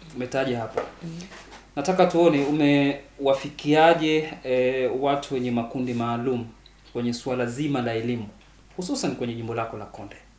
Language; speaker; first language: Swahili; native; Swahili